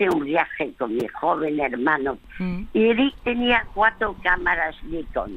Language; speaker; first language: Spanish; early bilingual, other home language; French